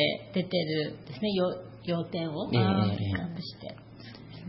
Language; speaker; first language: Japanese; native; Japanese